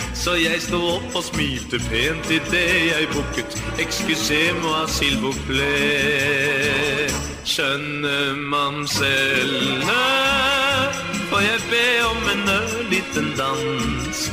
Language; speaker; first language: Norwegian; native; Norwegian